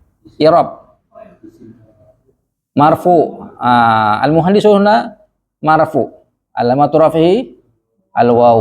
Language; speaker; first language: Arabic; non-native, fluent; Indonesian